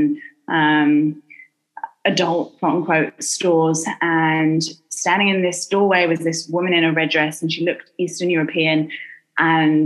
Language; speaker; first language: English; native; English